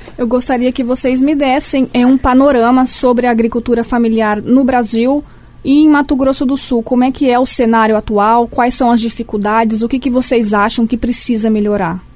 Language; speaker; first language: Portuguese; native; Portuguese